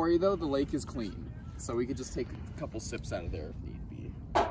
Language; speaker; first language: English; native; English